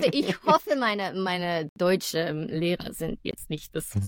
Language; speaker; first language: German; non-native, fluent; English